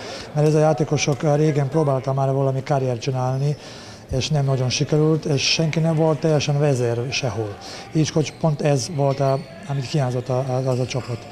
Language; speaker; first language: Hungarian; non-native, learner; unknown